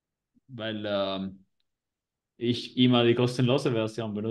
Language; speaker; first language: German; non-native, learner; Spanish